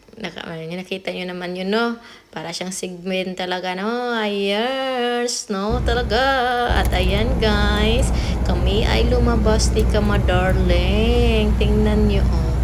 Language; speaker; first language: Filipino; non-native, local second language; Cebuano